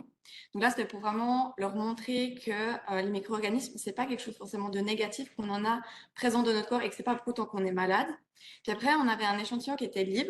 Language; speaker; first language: French; native; French